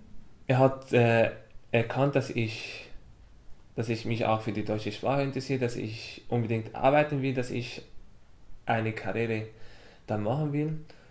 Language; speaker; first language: German; non-native, fluent; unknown